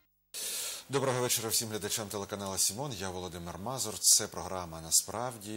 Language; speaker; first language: Ukrainian; native; Ukrainian